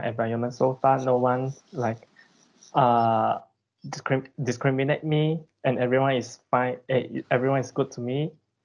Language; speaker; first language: English; non-native, local second language; Chinese